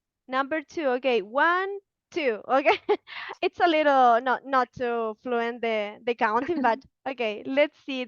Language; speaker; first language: English; non-native, fluent; Spanish